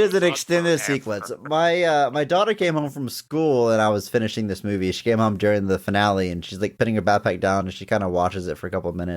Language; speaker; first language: English; native; English